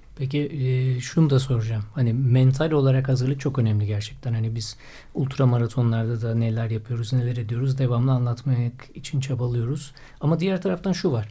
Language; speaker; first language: Turkish; native; Turkish